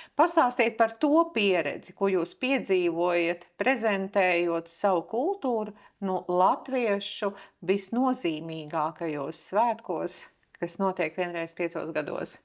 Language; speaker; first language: Latvian; native; Latvian